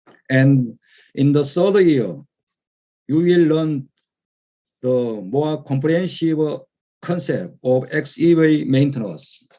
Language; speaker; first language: English; non-native, fluent; Korean